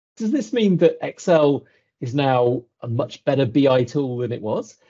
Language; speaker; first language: English; native; English